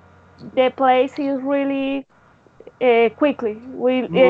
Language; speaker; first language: English; non-native, learner; Spanish